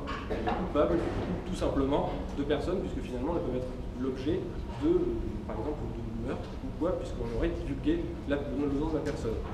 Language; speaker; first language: French; native; French